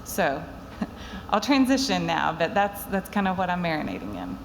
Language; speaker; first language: English; native; English